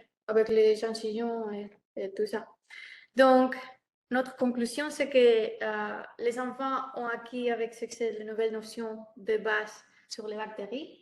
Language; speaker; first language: French; non-native, learner; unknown